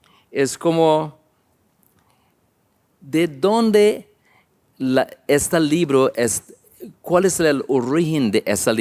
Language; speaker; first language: Spanish; non-native, learner; English